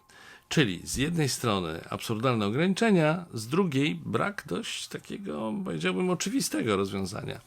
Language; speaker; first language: Polish; native; Polish